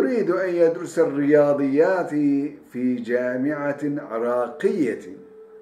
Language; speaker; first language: Arabic; non-native, fluent; Turkish